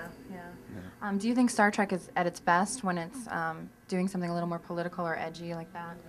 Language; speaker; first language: English; native; English